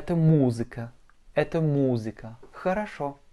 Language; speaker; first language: Russian; non-native, fluent; French